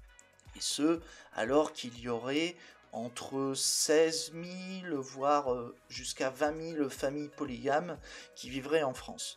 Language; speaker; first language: French; native; French